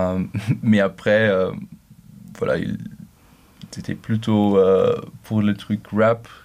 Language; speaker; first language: French; non-native, local second language; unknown